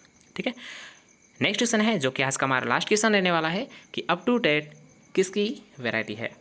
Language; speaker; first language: Hindi; native; Hindi